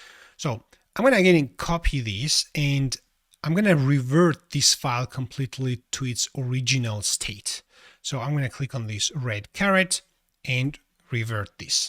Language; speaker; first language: English; non-native, fluent; Georgian